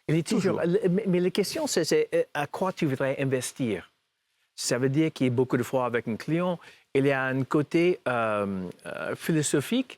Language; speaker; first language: French; non-native, fluent; English